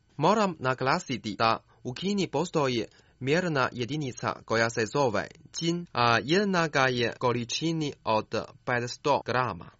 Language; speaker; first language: Croatian; non-native, fluent; Chinese